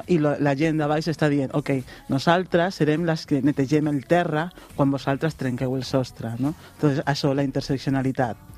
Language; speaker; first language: Catalan; non-native, local second language; Spanish